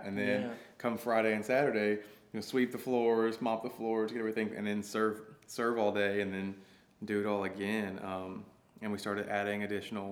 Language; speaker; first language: English; native; English